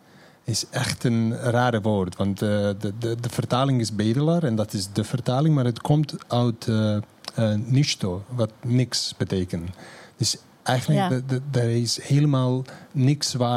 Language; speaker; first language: Dutch; non-native, fluent; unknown